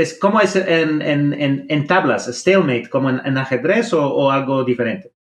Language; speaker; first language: Spanish; non-native, fluent; English